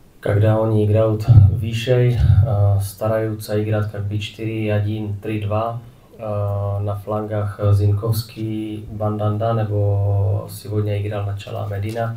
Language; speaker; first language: Russian; non-native, fluent; Czech